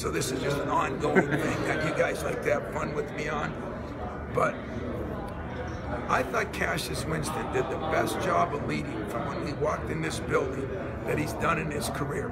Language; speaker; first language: English; native; English